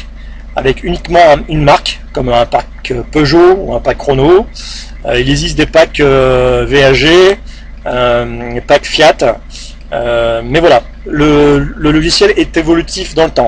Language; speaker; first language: French; native; French